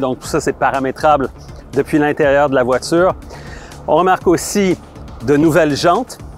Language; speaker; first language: French; native; French